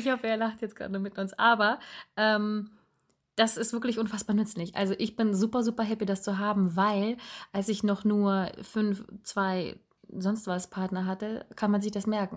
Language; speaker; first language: German; native; German